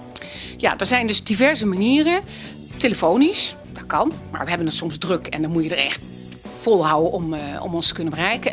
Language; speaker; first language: Dutch; native; Dutch